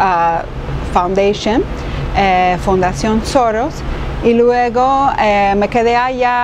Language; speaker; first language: Spanish; non-native, fluent; English